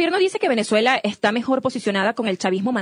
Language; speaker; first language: Spanish; native; Spanish